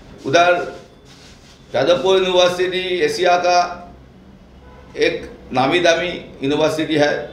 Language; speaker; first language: Hindi; non-native, local second language; Bangla